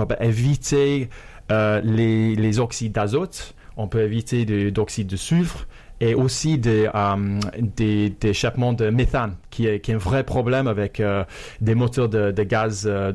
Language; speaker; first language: French; non-native, fluent; English